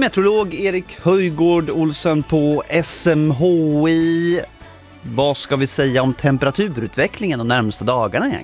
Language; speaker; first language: Swedish; native; Swedish